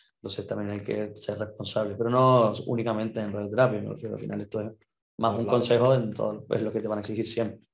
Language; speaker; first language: Spanish; native; Spanish